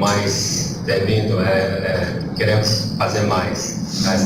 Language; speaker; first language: Portuguese; non-native, learner; Chinese